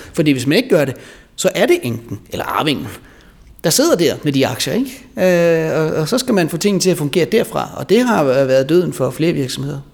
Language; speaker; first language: Danish; native; Danish